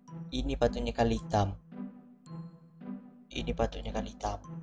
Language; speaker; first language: Malay; native; Malay